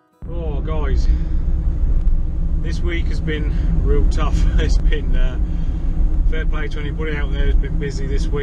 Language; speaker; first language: English; native; English